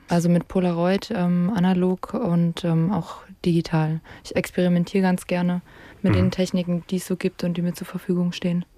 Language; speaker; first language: German; native; German